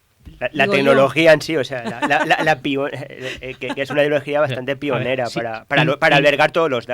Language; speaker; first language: Spanish; native; Spanish